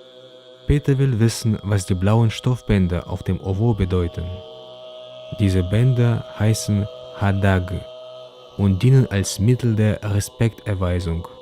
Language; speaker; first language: German; native; German